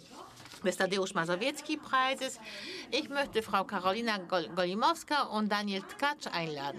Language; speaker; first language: German; non-native, fluent; Polish